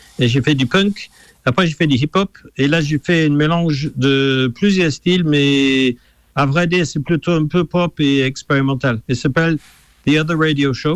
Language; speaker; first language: French; non-native, fluent; English